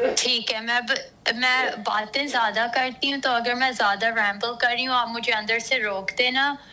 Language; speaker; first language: Urdu; early bilingual, heritage; Urdu